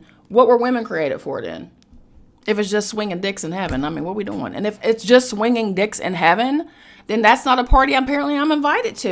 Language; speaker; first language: English; native; English